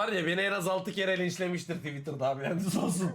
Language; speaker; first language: Turkish; native; Turkish